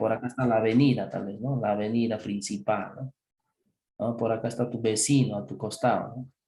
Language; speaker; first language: Spanish; native; Spanish